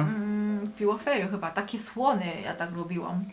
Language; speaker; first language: Polish; non-native, learner; Korean